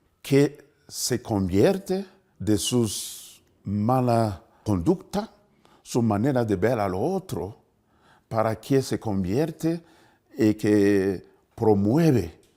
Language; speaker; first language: Spanish; non-native, fluent; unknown